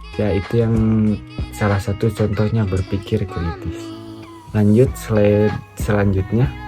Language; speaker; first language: Indonesian; non-native, local second language; Sundanese